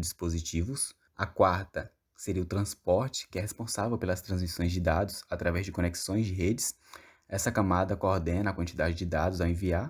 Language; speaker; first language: Portuguese; native; Portuguese